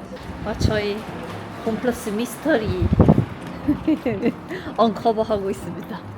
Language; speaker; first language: Korean; non-native, fluent; Swedish